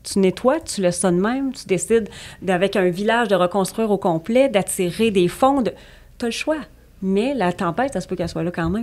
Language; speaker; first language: French; native; French